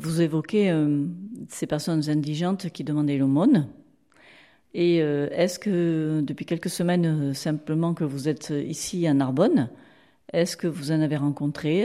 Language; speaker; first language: French; native; French